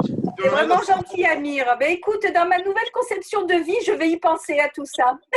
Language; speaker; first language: French; native; French